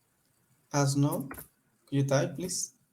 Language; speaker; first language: English; non-native, learner; Spanish